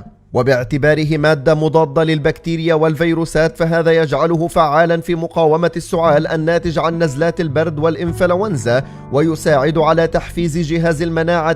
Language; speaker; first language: Arabic; native; Arabic